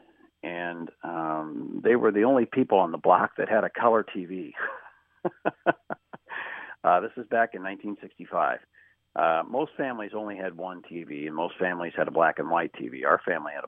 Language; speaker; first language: English; native; English